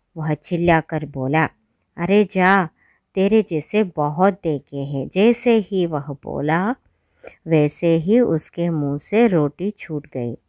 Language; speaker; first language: Hindi; non-native, local second language; Malayalam